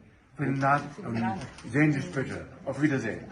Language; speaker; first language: German; non-native, learner; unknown